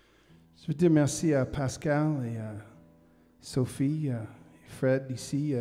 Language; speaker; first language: French; non-native, fluent; English